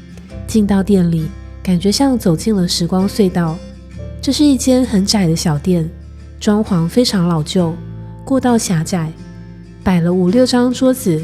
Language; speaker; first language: Chinese; native; Chinese